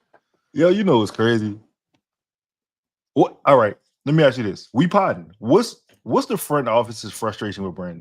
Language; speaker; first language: English; native; English